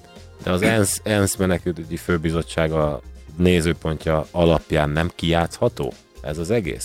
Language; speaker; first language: Hungarian; native; Hungarian